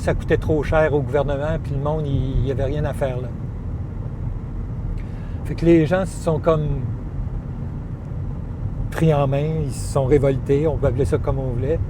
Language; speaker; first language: French; native; French